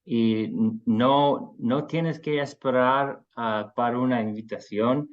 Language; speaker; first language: Spanish; non-native, fluent; English